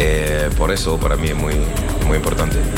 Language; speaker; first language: Spanish; non-native, learner; French